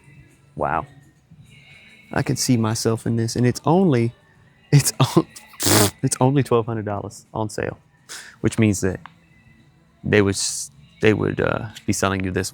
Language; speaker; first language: English; native; English